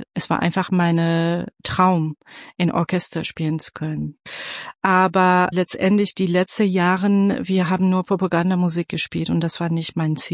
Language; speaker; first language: German; non-native, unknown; Persian